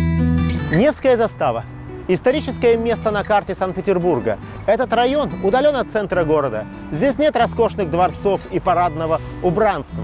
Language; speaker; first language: Russian; native; Russian